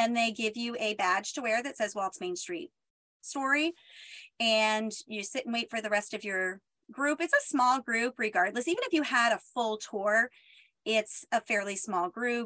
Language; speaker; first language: English; native; English